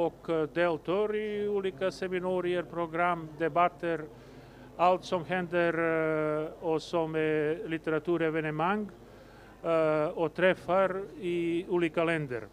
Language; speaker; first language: Swedish; non-native, fluent; Macedonian